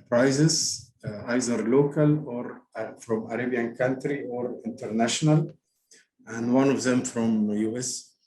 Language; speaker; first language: English; non-native, learner; Arabic